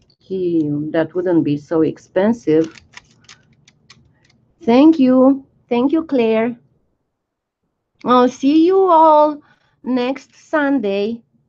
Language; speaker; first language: English; non-native, fluent; Romanian